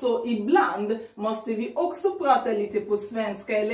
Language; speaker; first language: Swedish; non-native, fluent; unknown